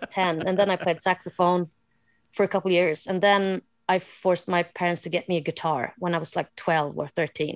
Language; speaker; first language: English; non-native, fluent; Swedish